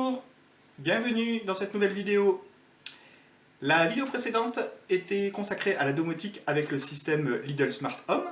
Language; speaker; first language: French; native; French